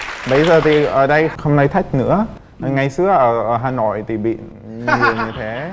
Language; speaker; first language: Vietnamese; non-native, fluent; Czech